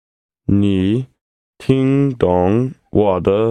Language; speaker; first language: Chinese; non-native, learner; English